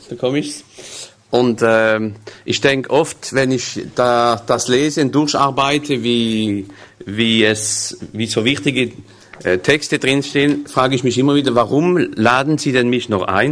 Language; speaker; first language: German; non-native, fluent; French